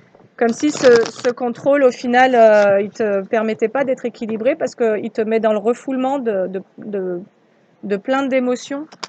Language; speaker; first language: French; native; French